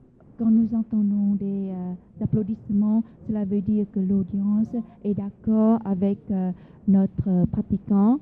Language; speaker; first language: French; non-native, fluent; Vietnamese